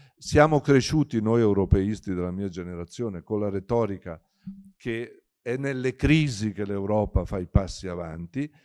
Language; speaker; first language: Italian; native; Italian